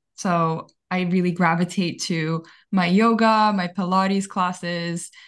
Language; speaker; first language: English; early bilingual, other home language; Bulgarian